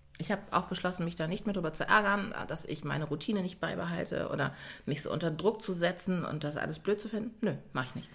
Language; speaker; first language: German; native; German